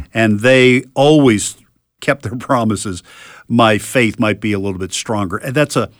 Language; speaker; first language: English; native; English